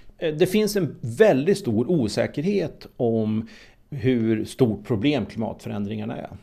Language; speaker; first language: Swedish; native; Swedish